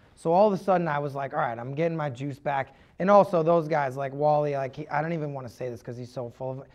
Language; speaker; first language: English; native; English